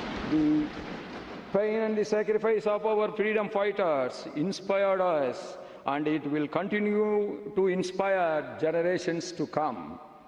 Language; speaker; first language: English; non-native, local second language; Tamil